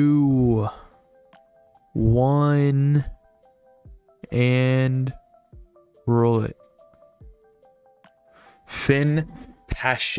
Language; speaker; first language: English; native; English